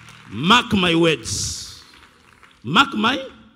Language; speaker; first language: English; non-native, local second language; Swahili